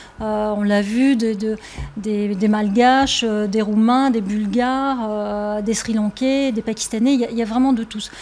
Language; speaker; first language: French; native; French